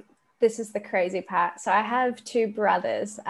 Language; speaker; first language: English; native; English